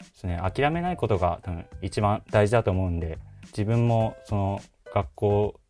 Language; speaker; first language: Japanese; native; Japanese